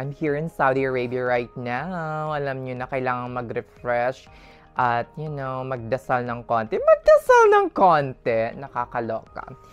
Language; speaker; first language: Filipino; non-native, local second language; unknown